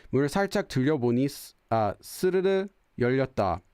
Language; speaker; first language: Korean; non-native, fluent; English